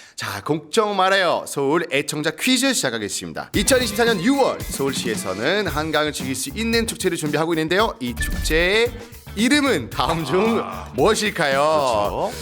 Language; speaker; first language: Korean; non-native, fluent; French